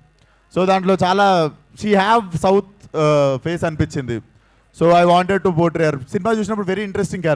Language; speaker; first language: Telugu; native; Telugu